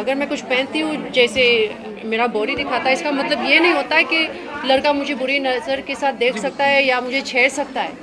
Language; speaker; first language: Hindi; early bilingual, heritage; English